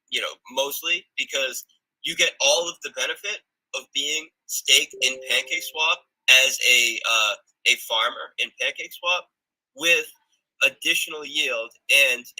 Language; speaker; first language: English; native; English